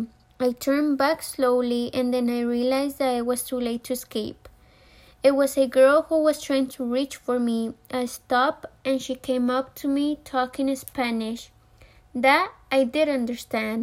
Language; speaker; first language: English; early bilingual, other home language; Spanish